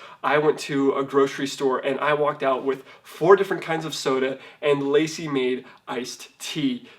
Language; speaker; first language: English; native; English